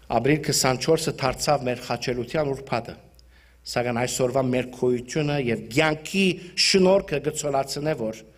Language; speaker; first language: Armenian; early bilingual, heritage; Armenian